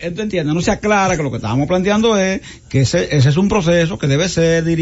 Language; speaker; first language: Spanish; native; Spanish